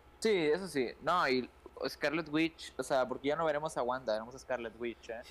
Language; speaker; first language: Spanish; native; Spanish